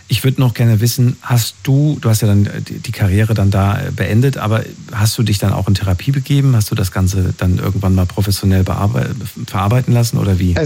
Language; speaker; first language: German; native; German